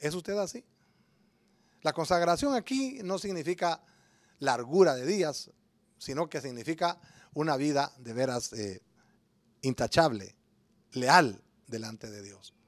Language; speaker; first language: Spanish; native; Spanish